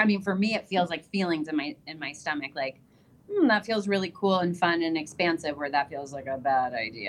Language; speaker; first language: English; native; English